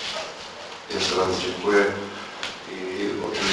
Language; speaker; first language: Polish; non-native, fluent; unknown